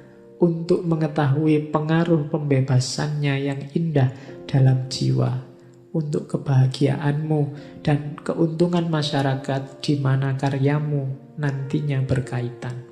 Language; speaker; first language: Indonesian; native; Indonesian